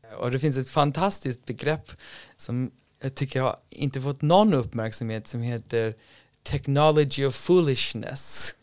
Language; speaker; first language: Swedish; non-native, fluent; English